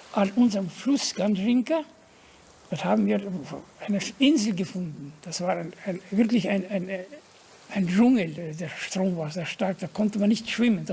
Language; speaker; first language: German; early bilingual, heritage; German